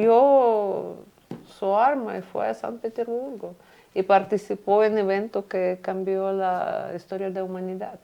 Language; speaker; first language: Spanish; non-native, fluent; Russian